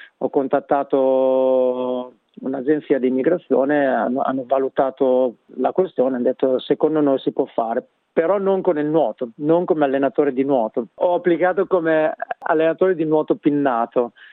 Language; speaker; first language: Italian; native; Italian